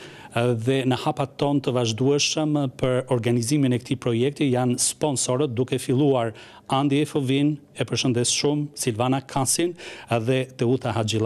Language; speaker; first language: Albanian; native; Albanian